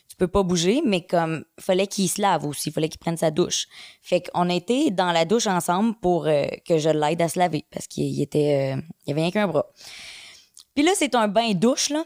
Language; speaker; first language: French; native; French